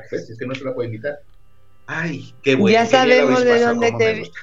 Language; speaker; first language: Spanish; native; Spanish